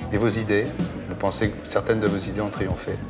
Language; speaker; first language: French; native; French